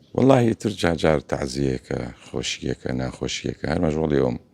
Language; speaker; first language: Central Kurdish; non-native, local second language; Gurani